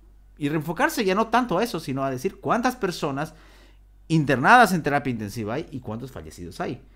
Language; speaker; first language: Spanish; native; Spanish